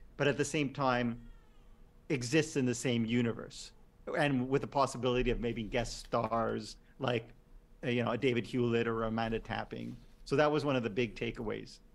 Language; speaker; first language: English; native; English